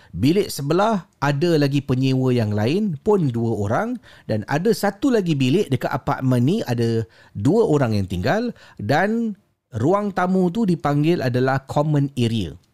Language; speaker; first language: Malay; native; Malay